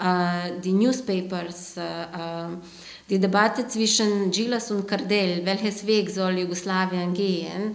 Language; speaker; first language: German; non-native, fluent; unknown